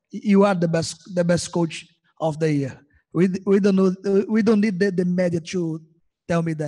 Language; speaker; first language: English; non-native, learner; Portuguese